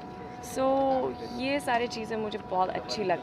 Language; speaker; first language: Hindi; non-native, fluent; Swedish